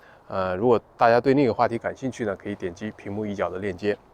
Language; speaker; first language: Chinese; native; Chinese